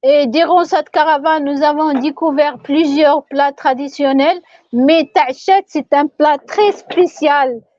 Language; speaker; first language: French; non-native, local second language; Arabic